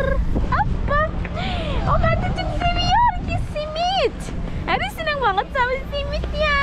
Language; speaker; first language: Turkish; non-native, learner; Indonesian